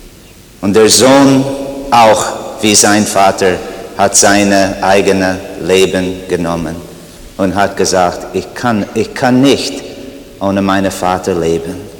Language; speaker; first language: German; non-native, learner; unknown